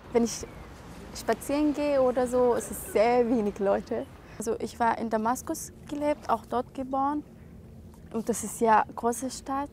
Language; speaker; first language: German; non-native, learner; Arabic